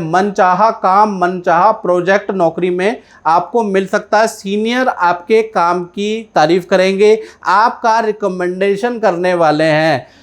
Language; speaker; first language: Hindi; native; Hindi